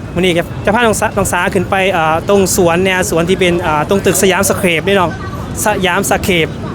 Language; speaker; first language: Thai; native; Thai